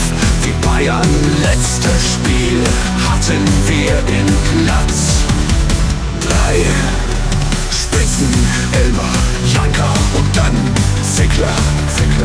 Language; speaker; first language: German; non-native, learner; Italian